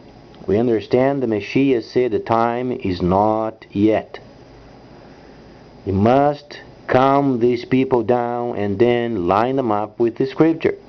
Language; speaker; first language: English; non-native, fluent; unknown